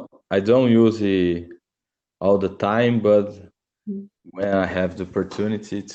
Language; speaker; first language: English; non-native, learner; Portuguese